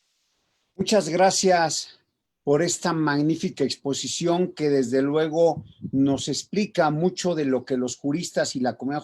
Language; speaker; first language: Spanish; native; Spanish